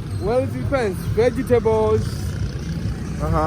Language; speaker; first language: English; non-native, local second language; Swahili